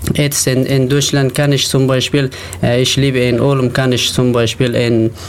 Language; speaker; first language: German; non-native, learner; Persian